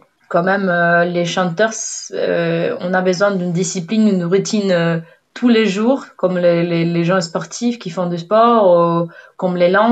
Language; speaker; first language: French; non-native, fluent; Spanish